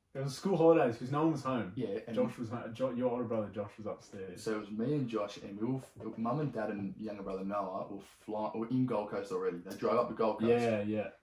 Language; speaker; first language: English; native; English